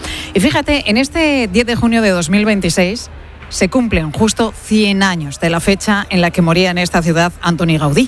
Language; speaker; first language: Spanish; native; Spanish